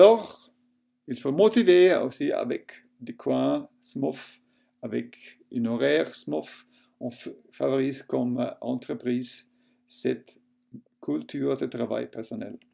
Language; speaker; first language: French; non-native, local second language; German